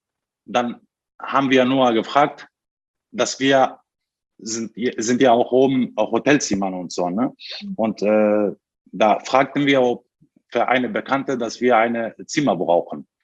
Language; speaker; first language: German; non-native, fluent; Turkish